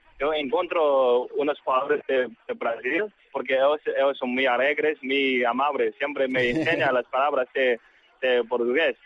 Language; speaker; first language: Spanish; non-native, learner; Chinese